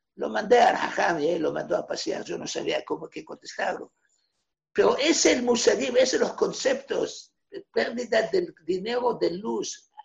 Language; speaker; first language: Spanish; non-native, fluent; Hebrew